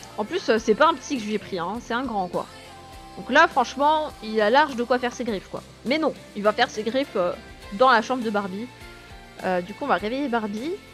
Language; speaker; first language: French; native; French